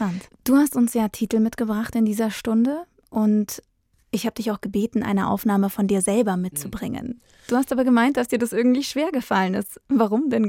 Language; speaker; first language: German; native; German